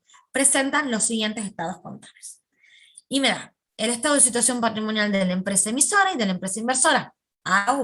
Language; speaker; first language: Spanish; native; Spanish